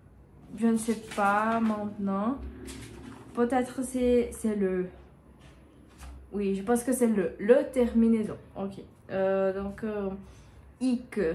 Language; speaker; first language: French; non-native, learner; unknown